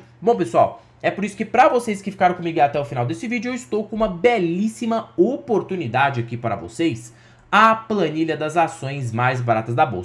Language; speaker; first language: Portuguese; native; Portuguese